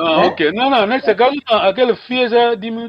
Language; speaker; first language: Portuguese; non-native, local second language; Kongo